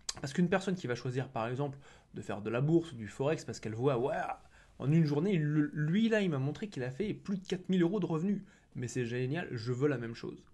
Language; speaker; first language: French; native; French